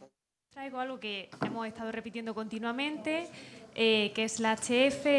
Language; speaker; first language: Spanish; native; Spanish